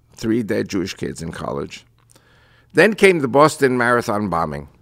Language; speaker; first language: English; early bilingual, other home language; Spanish